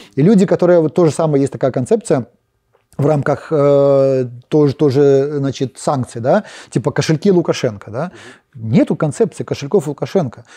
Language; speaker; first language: Russian; non-native, local second language; Polish